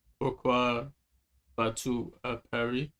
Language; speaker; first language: French; non-native, learner; English